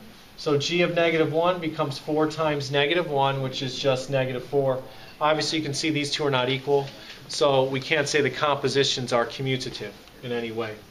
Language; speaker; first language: English; native; English